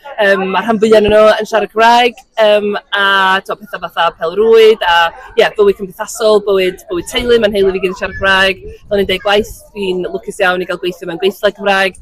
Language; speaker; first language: Welsh; native; Welsh